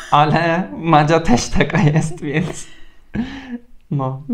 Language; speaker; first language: Polish; non-native, fluent; Turkish